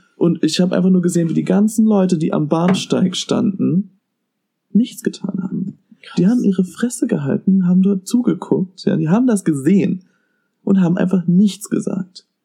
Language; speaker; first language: German; native; German